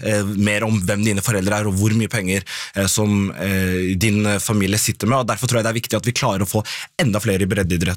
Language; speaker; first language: Norwegian; native; Norwegian